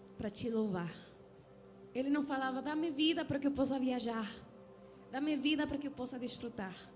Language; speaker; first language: Portuguese; non-native, fluent; Spanish